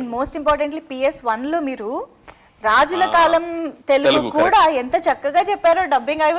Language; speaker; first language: Telugu; native; Telugu